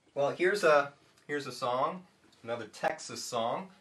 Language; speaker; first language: English; native; English